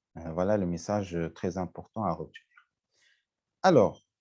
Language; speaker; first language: French; non-native, local second language; Arabic